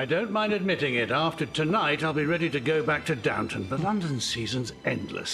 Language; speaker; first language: English; native; English